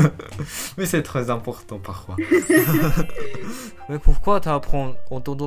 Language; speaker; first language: French; non-native, fluent; Japanese